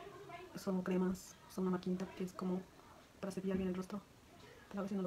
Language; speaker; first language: Spanish; native; Spanish